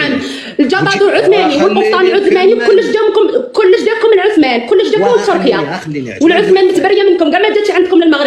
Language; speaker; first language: Arabic; native; Arabic